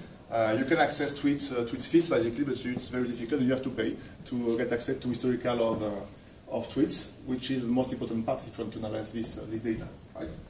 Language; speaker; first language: English; non-native, fluent; French